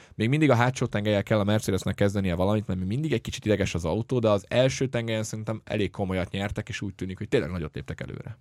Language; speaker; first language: Hungarian; native; Hungarian